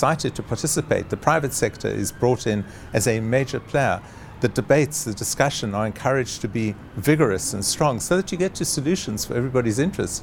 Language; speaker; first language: English; native; English